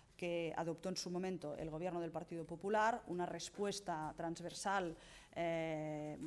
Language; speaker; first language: Spanish; non-native, local second language; Catalan